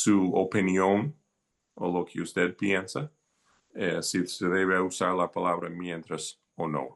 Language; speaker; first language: Spanish; non-native, fluent; English